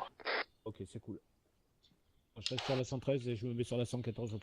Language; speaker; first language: French; native; French